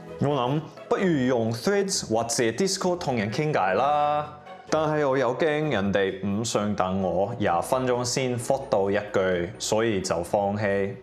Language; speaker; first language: Cantonese; non-native, fluent; English